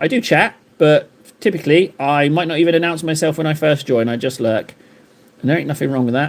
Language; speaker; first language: English; native; English